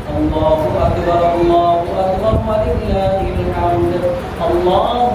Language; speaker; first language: Arabic; non-native, fluent; Bangla